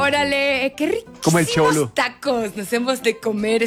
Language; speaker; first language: Spanish; native; Spanish